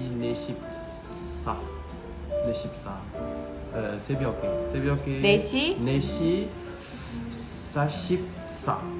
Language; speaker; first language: Korean; non-native, learner; French